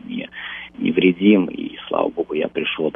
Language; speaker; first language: Russian; early bilingual, heritage; Russian